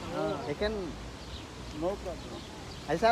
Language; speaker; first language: Hindi; non-native, local second language; Telugu